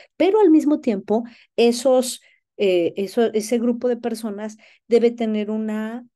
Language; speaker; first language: Spanish; native; Spanish